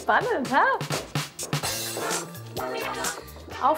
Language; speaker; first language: German; native; German